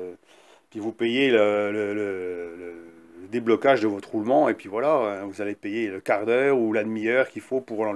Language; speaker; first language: French; native; French